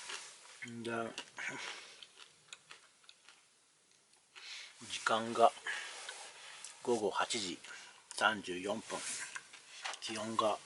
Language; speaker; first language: Japanese; native; Japanese